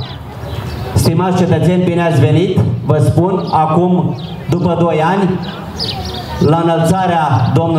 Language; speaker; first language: Romanian; native; Romanian